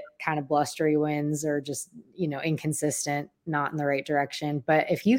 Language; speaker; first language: English; native; English